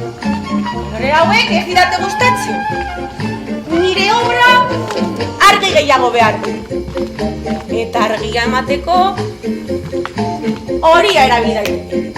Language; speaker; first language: Basque; non-native, local second language; Spanish